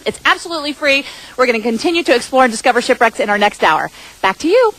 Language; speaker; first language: English; native; English